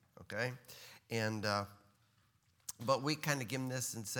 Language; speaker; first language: English; native; English